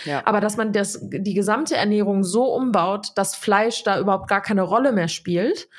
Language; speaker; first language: German; early bilingual, other home language; Serbian